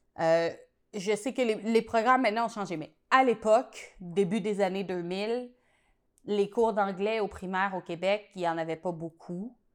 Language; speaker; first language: French; native; French